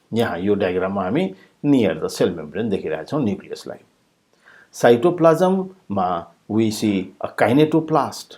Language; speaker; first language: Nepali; native; Nepali